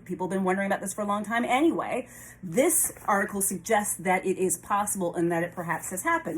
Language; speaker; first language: English; native; English